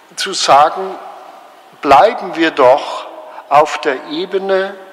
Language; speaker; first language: German; native; German